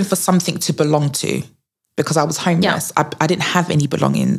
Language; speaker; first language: English; native; English